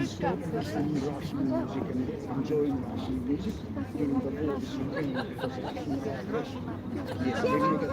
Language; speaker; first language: English; non-native, learner; Ukrainian